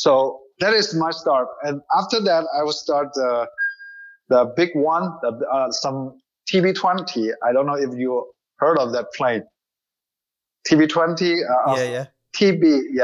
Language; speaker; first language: English; non-native, learner; Chinese